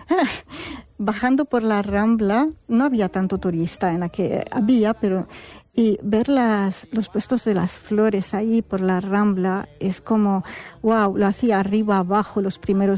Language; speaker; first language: Spanish; non-native, fluent; Arabic